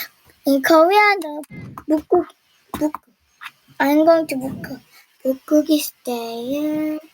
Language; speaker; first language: English; non-native, learner; Korean